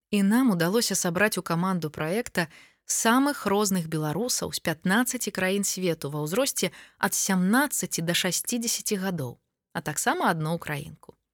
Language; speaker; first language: Belarusian; native; Belarusian